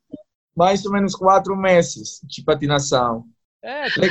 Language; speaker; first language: Portuguese; non-native, learner; Spanish